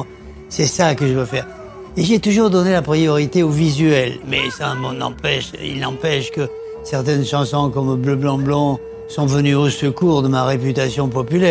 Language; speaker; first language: French; native; French